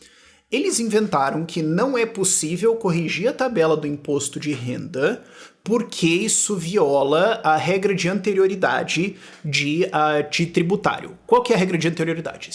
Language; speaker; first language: Portuguese; native; Portuguese